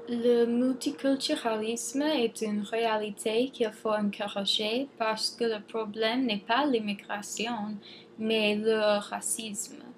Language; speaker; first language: French; non-native, fluent; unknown